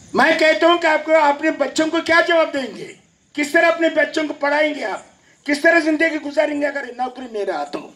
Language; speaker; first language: Hindi; non-native, local second language; Telugu